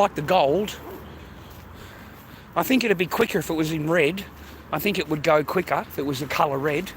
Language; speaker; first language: English; native; English